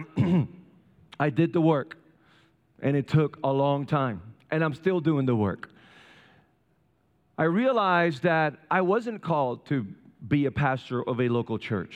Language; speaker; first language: English; non-native, fluent; Spanish